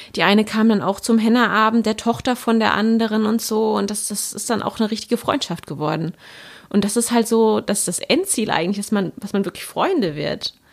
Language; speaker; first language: German; native; German